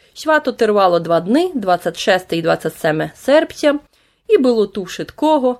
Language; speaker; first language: Ukrainian; native; Ukrainian